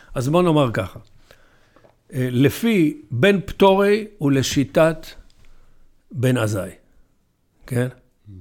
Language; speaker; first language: Hebrew; native; Hebrew